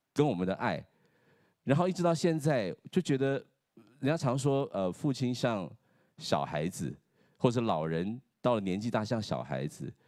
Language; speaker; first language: Chinese; native; Chinese